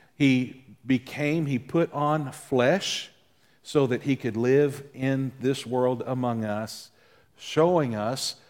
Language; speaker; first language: English; native; English